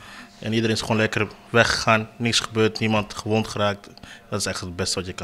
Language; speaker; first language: Dutch; native; Dutch